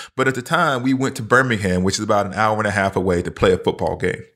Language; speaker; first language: English; native; English